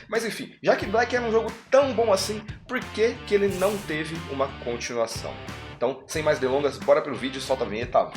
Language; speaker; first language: Portuguese; native; Portuguese